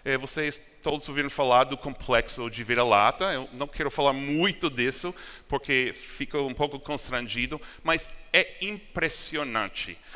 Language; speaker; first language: Portuguese; non-native, fluent; English